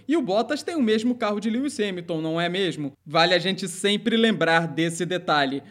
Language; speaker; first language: Portuguese; native; Portuguese